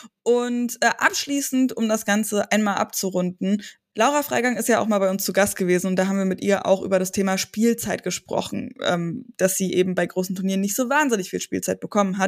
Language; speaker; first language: German; native; German